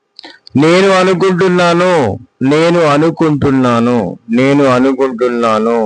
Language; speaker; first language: Telugu; non-native, fluent; Hindi